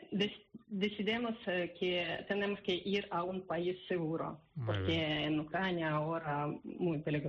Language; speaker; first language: Spanish; non-native, learner; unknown